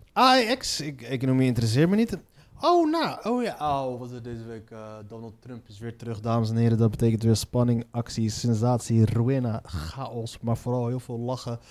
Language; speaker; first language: Dutch; native; Dutch